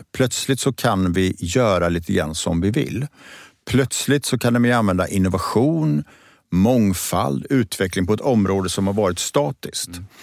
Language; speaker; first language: Swedish; native; Swedish